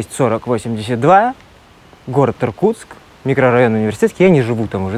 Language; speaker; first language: Russian; native; Russian